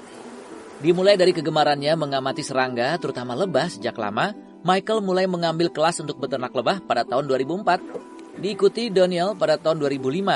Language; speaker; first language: Indonesian; native; Indonesian